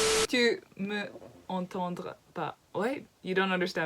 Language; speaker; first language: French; non-native, learner; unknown